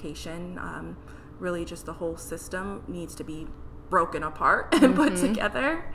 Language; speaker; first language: English; native; English